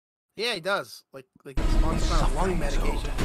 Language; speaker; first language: English; native; English